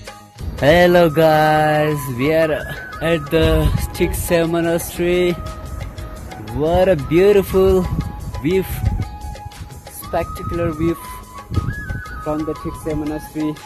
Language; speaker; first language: English; non-native, local second language; Ladakhi